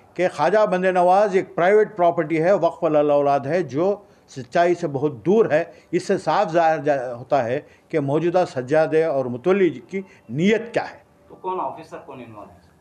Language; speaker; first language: Hindi; non-native, local second language; Urdu